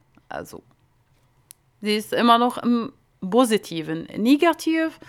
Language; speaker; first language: German; non-native, fluent; Arabic